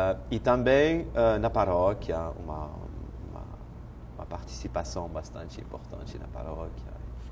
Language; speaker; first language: Portuguese; non-native, fluent; French